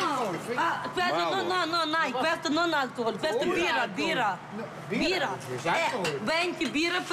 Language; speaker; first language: German; non-native, learner; Ukrainian